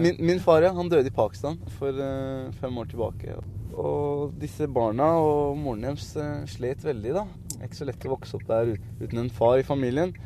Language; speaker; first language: Norwegian; early bilingual, other home language; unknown